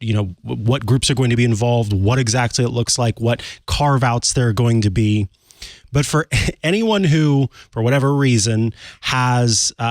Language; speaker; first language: English; native; English